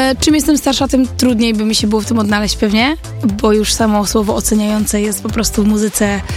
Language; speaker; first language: Polish; early bilingual, heritage; Polish